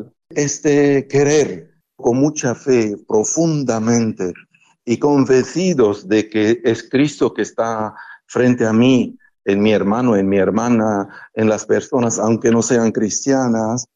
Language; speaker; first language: Spanish; non-native, fluent; Arabic